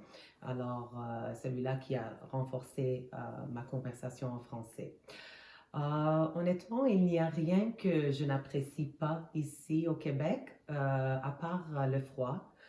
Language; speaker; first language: French; non-native, fluent; Armenian